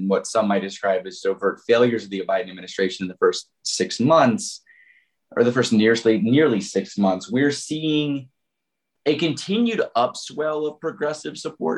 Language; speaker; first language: English; native; English